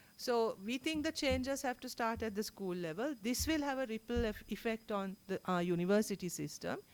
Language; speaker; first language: English; non-native, local second language; Sinhala